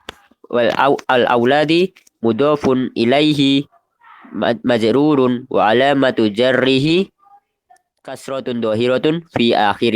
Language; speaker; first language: Arabic; non-native, learner; Indonesian